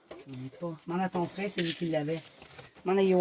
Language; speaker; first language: French; native; French